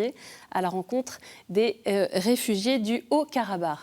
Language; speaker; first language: French; native; French